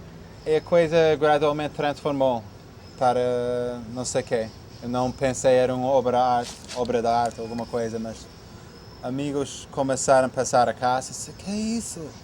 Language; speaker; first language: Portuguese; non-native, fluent; English